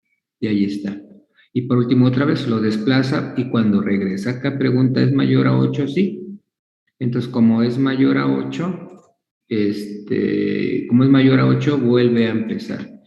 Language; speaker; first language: Spanish; native; Spanish